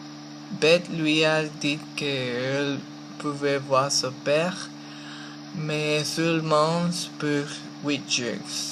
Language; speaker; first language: French; non-native, learner; Spanish